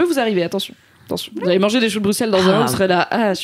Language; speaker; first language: French; native; French